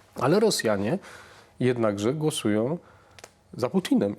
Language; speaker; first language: Polish; native; Polish